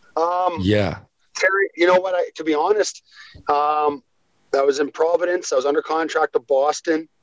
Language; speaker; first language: English; native; English